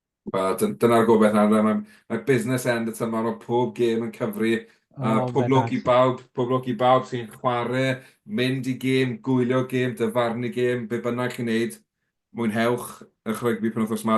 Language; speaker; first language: Welsh; native; Welsh